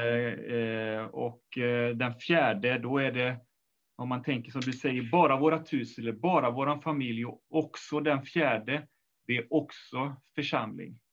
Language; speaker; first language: Swedish; non-native, fluent; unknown